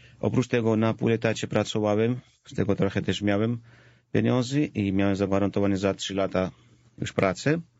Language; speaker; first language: Polish; non-native, fluent; Georgian